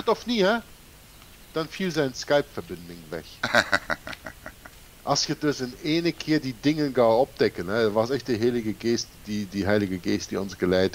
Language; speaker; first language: Dutch; non-native, fluent; German